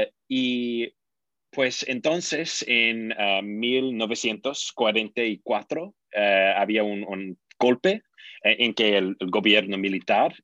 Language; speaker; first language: Spanish; non-native, fluent; English